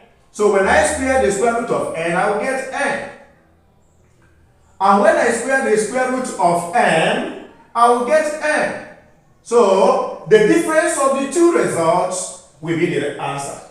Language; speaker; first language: English; non-native, local second language; Igbo